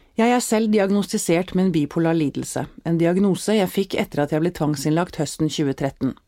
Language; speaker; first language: Norwegian; native; Norwegian